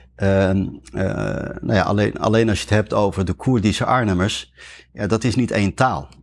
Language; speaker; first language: Dutch; early bilingual, other home language; Riffian